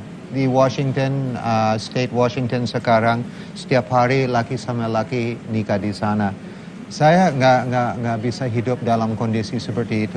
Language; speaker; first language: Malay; non-native, fluent; English